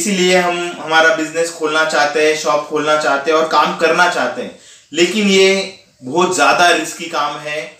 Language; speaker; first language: Hindi; non-native, local second language; Marathi